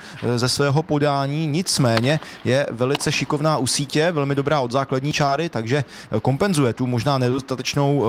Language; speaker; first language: Czech; native; Czech